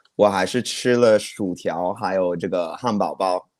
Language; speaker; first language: Chinese; non-native, fluent; English